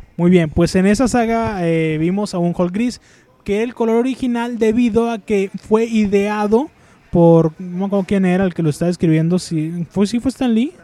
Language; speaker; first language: Spanish; native; Spanish